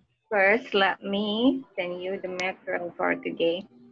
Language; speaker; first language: English; non-native, fluent; Indonesian